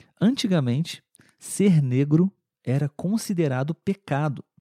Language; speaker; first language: Portuguese; native; Portuguese